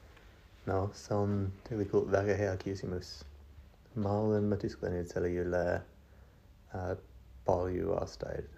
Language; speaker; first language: Estonian; non-native, learner; English